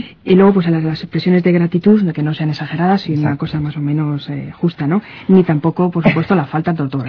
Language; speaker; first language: Spanish; native; Spanish